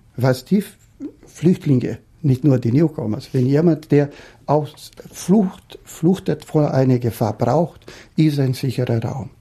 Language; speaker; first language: German; non-native, fluent; Portuguese